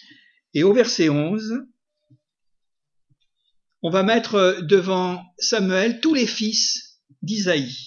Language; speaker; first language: French; native; French